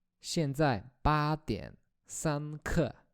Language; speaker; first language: Chinese; non-native, fluent; Polish